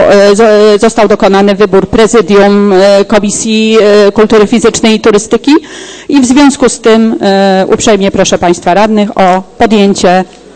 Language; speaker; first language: Polish; native; Polish